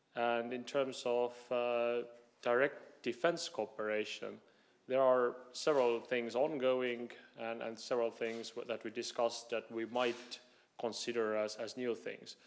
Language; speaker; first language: English; non-native, fluent; Estonian